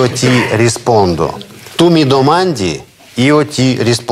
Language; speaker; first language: Italian; non-native, fluent; Russian